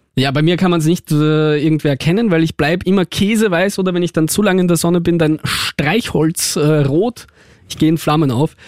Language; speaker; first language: German; early bilingual, other home language; Russian